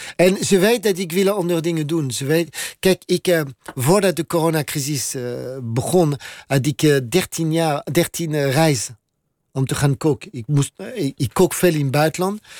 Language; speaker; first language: Dutch; non-native, learner; French